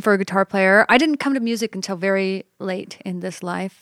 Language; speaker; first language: English; native; English